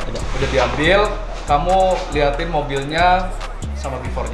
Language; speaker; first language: Indonesian; non-native, local second language; Javanese